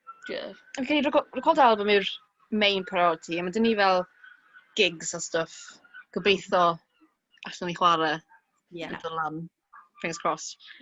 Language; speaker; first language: Welsh; native; Welsh